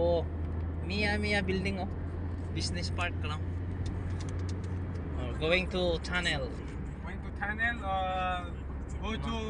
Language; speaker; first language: English; non-native, learner; Filipino